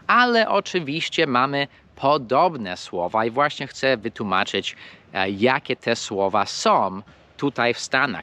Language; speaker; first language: Polish; non-native, fluent; English